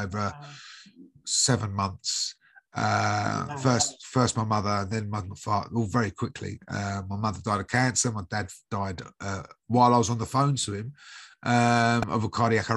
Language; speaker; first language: English; native; English